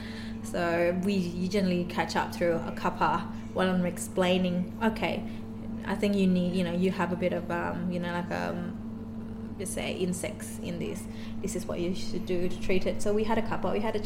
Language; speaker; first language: English; non-native, fluent; Indonesian